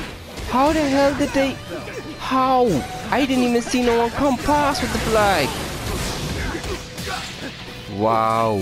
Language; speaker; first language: English; native; English